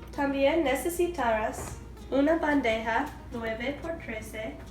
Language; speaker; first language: Spanish; non-native, learner; English